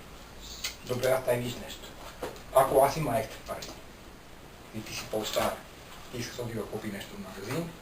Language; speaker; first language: Bulgarian; non-native, learner; Finnish